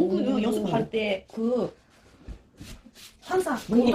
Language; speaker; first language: Korean; non-native, learner; Japanese